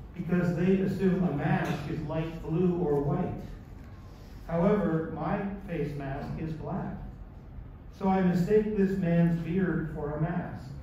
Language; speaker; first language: English; native; English